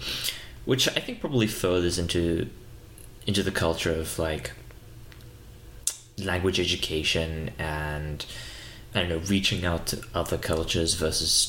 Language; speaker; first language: English; native; English